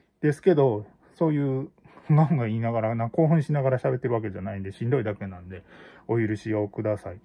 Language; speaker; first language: Japanese; native; Japanese